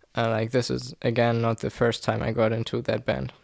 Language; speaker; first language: English; non-native, fluent; German